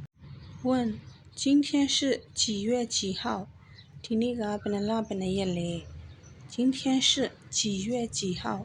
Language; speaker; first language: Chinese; non-native, fluent; Burmese